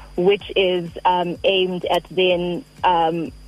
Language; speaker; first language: English; non-native, local second language; Xhosa